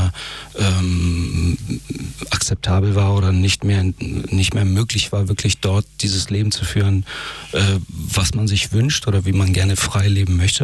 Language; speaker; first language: German; early bilingual, other home language; Persian